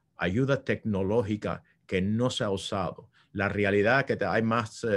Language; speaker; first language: Spanish; early bilingual, heritage; Spanish